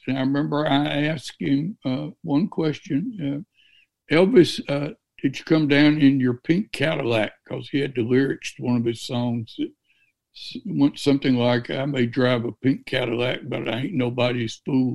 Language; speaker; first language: English; native; English